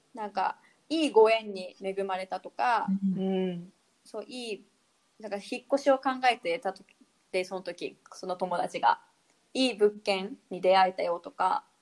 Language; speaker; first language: Japanese; native; Japanese